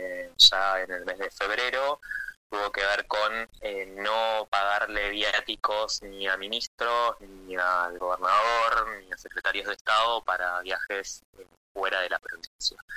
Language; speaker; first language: Spanish; native; Spanish